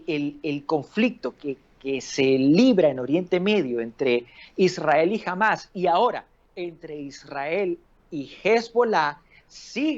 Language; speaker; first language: Spanish; native; Spanish